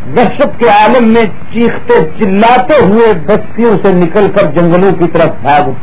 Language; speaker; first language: Urdu; native; Urdu